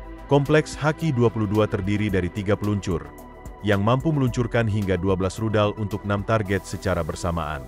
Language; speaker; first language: Indonesian; native; Indonesian